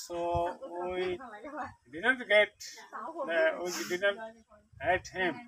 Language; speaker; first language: English; non-native, learner; Bangla